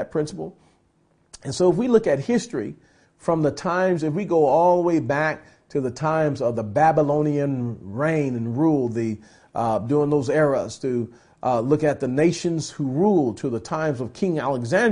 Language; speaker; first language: English; native; English